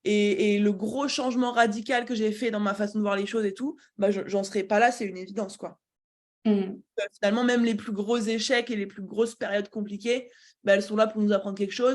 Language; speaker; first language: French; native; French